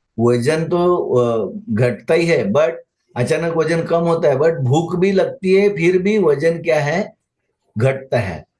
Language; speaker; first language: Hindi; non-native, local second language; Marathi